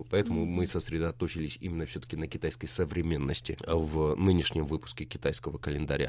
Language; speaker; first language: Russian; native; Russian